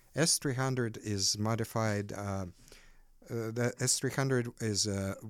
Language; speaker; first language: English; non-native, fluent; Ukrainian